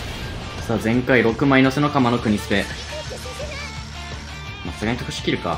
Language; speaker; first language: Japanese; native; Japanese